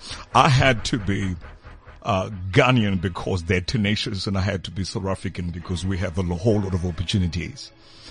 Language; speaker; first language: English; non-native, local second language; Tswana